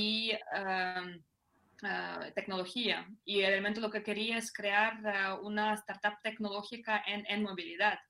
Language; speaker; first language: Spanish; non-native, fluent; Russian